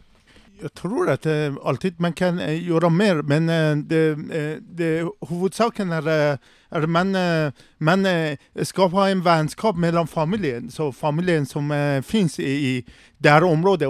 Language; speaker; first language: Swedish; non-native, learner; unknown